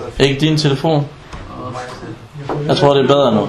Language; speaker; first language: Danish; early bilingual, other home language; Arabic